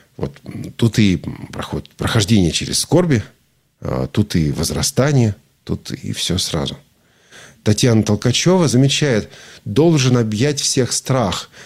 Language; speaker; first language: Russian; native; Russian